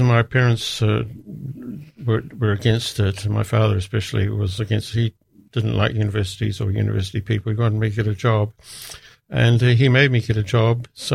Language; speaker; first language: English; native; English